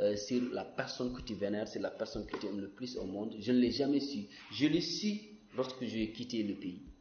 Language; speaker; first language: French; non-native, local second language; Fula